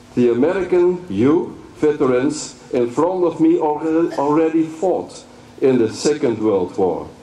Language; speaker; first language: English; non-native, fluent; Dutch